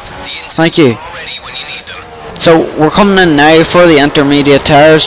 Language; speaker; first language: English; native; English